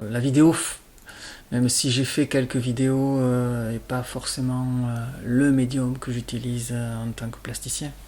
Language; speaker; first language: French; native; French